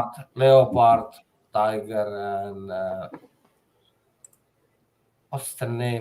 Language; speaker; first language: English; non-native, learner; Finnish